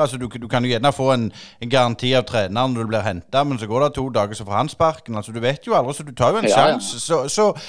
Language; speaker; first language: Norwegian; native; Norwegian